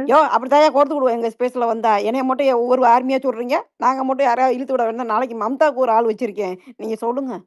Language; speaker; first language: Tamil; native; Tamil